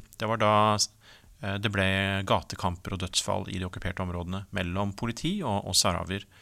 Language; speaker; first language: Norwegian; native; Norwegian